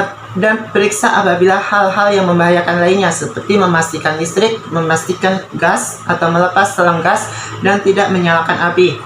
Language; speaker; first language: Indonesian; native; Indonesian